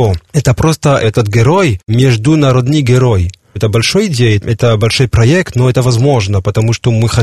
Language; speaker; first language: Russian; non-native, learner; French